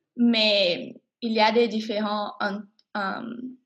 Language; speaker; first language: French; non-native, learner; English